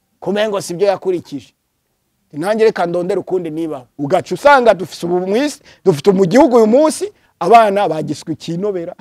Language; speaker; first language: Rundi; early bilingual, heritage; Rundi